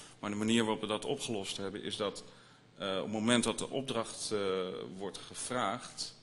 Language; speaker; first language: Dutch; native; Dutch